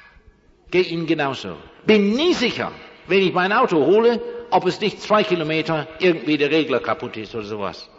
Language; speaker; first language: German; non-native, fluent; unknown